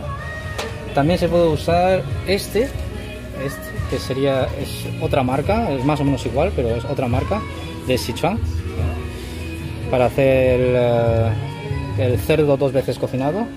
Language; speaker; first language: Spanish; non-native, fluent; Chinese